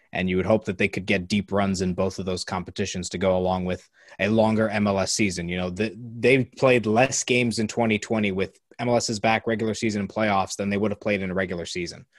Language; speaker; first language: English; native; English